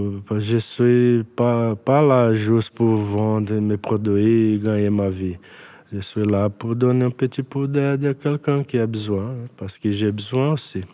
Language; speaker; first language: French; non-native, learner; Portuguese